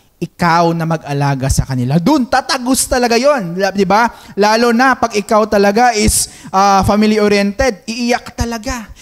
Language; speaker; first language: Filipino; non-native, local second language; Hiligaynon